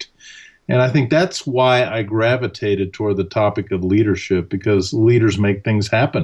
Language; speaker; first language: English; early bilingual, other home language; German